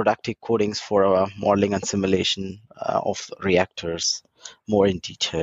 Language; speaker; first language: English; non-native, local second language; Tamil